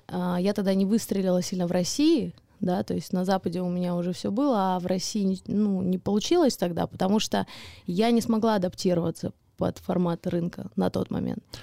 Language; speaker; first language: Russian; early bilingual, heritage; Russian